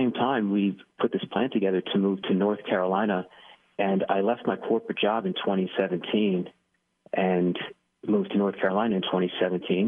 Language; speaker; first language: English; native; English